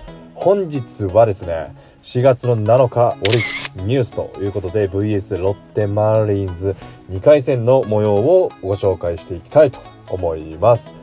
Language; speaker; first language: Japanese; native; Japanese